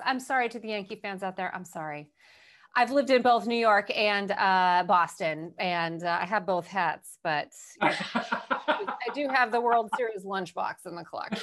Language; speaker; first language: English; native; English